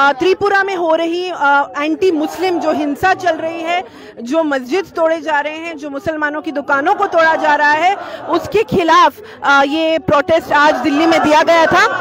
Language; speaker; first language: Hindi; native; Hindi